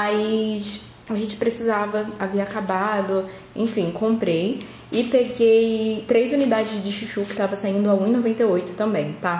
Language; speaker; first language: Portuguese; native; Portuguese